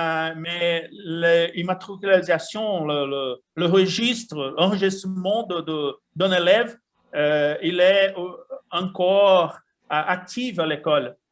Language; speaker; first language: French; non-native, fluent; Portuguese